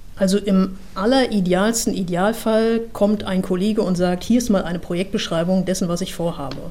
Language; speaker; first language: German; native; German